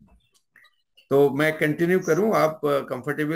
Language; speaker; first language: Hindi; native; Hindi